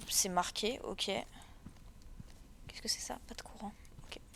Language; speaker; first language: French; native; French